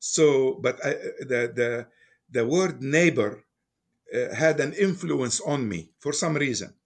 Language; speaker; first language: English; non-native, fluent; Arabic